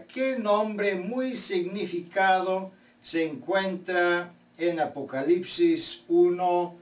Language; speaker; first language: Spanish; non-native, fluent; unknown